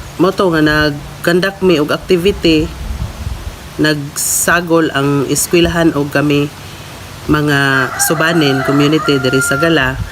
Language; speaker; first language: Cebuano; non-native, local second language; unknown